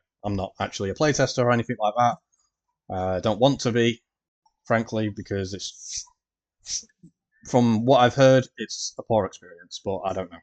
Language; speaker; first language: English; native; English